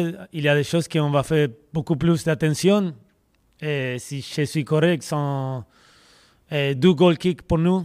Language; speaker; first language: French; non-native, fluent; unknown